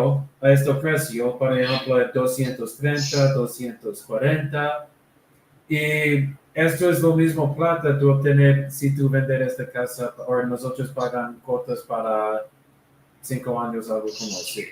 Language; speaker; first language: Spanish; non-native, learner; English